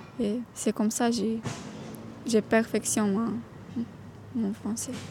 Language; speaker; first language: French; non-native, learner; Romanian